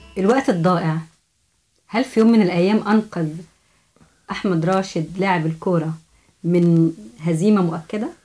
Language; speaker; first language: Arabic; native; Arabic